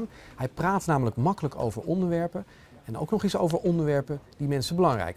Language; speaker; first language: Dutch; native; Dutch